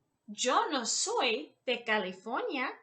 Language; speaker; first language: Spanish; non-native, fluent; English